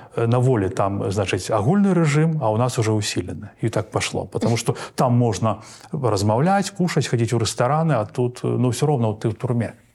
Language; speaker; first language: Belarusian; non-native, local second language; Russian